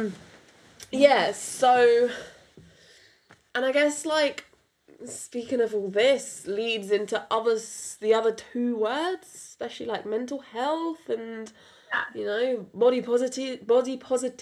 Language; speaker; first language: English; non-native, local second language; French